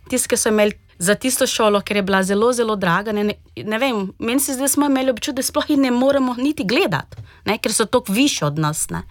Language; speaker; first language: Slovenian; non-native, fluent; Portuguese